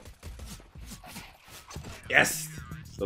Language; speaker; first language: Polish; native; Polish